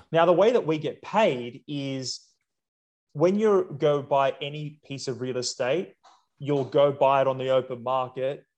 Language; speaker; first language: English; native; English